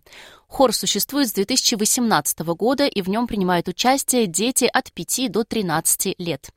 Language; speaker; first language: Russian; native; Russian